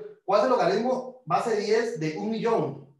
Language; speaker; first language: Spanish; native; Spanish